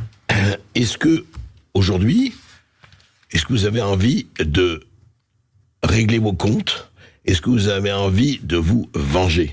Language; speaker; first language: French; native; French